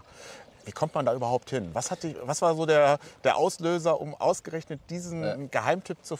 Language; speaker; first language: German; native; German